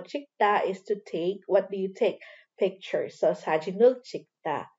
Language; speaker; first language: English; non-native, local second language; Filipino